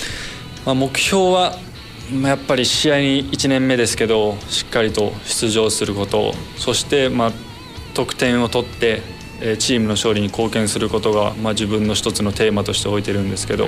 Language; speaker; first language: Japanese; native; Japanese